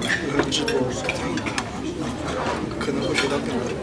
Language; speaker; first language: Chinese; native; Chinese